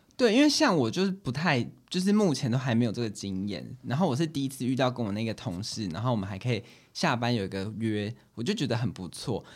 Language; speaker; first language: Chinese; native; Chinese